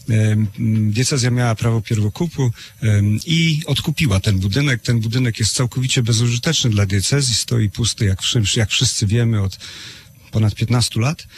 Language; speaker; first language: Polish; native; Polish